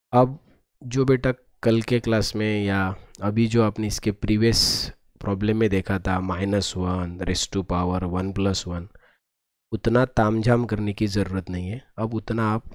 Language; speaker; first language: Hindi; non-native, local second language; Marathi